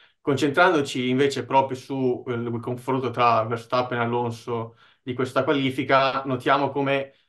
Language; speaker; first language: Italian; native; Italian